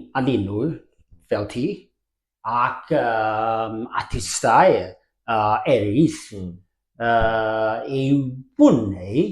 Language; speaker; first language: Welsh; non-native, learner; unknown